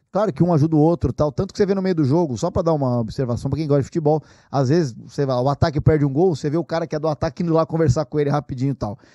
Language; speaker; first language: Portuguese; native; Portuguese